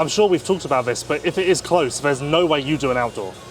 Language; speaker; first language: English; native; English